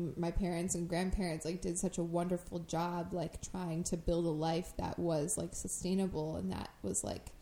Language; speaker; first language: English; native; English